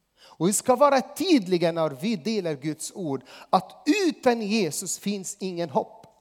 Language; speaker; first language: Swedish; non-native, fluent; Arabic